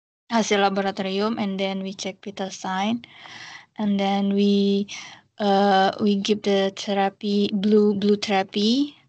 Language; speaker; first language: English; non-native, learner; Indonesian